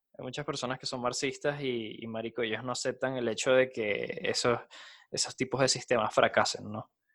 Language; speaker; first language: Spanish; native; Spanish